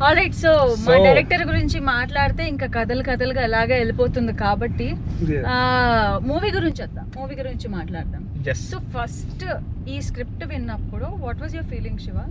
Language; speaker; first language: Telugu; native; Telugu